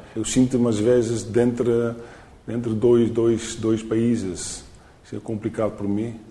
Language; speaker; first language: Portuguese; non-native, learner; Dutch